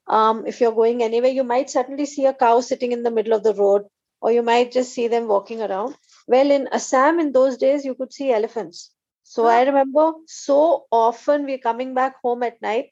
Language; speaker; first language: English; non-native, local second language; Hindi